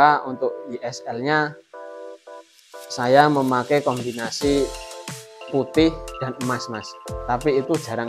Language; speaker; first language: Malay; non-native, local second language; Javanese